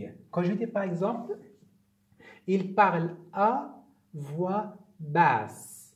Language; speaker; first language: French; non-native, fluent; Arabic